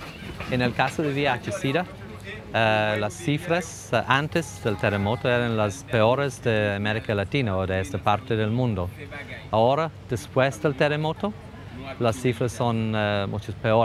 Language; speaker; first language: Spanish; non-native, fluent; English